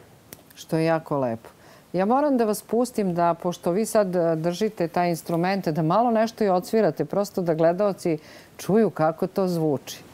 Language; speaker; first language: Serbian; native; Serbian